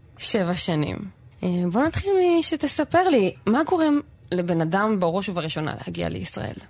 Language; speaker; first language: Hebrew; native; Hebrew